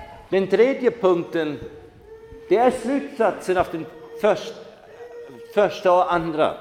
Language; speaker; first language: Swedish; non-native, fluent; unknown